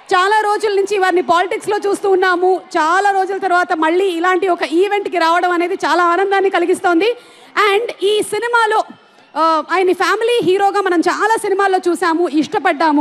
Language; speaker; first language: Telugu; native; Telugu